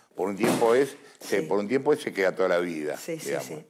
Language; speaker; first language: Spanish; native; Spanish